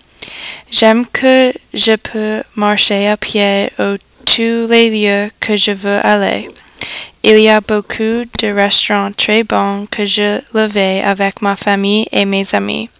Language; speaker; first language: French; non-native, learner; English